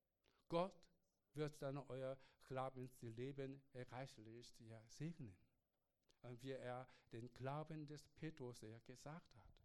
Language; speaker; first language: German; non-native, learner; Korean